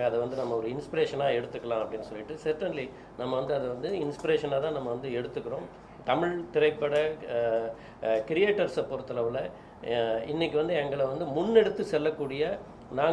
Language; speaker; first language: Tamil; native; Tamil